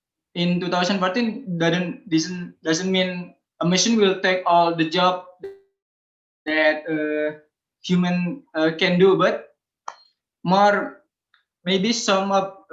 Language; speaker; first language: English; non-native, learner; Indonesian